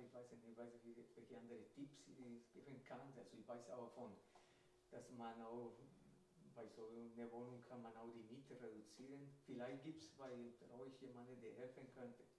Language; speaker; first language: German; non-native, fluent; Spanish